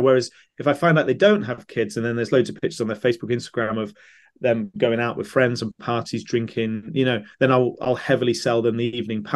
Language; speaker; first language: English; native; English